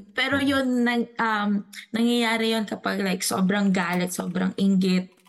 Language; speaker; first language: Filipino; non-native, local second language; Cebuano